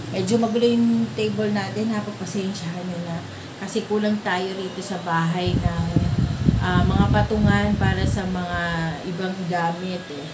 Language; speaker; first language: Filipino; native; Filipino